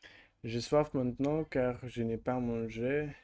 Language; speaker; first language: French; non-native, learner; Russian